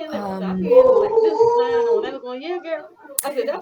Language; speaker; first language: English; native; English